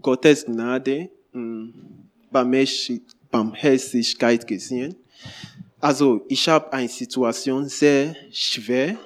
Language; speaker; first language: German; non-native, learner; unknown